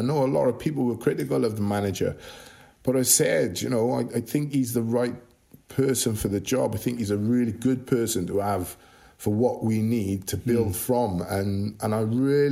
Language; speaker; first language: English; native; English